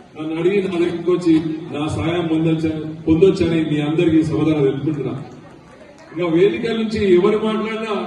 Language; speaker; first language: Telugu; native; Telugu